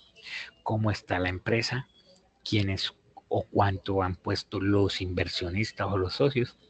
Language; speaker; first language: Spanish; native; Spanish